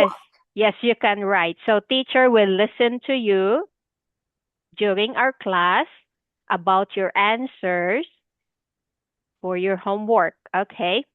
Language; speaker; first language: English; non-native, fluent; Filipino